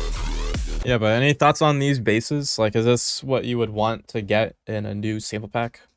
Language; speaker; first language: English; native; English